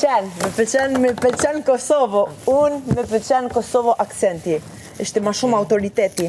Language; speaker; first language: Albanian; non-native, learner; Italian